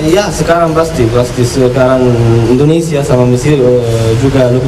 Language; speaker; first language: Indonesian; non-native, fluent; Arabic